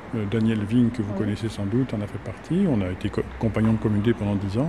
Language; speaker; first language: French; native; French